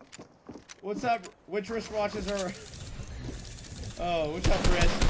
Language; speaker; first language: English; native; English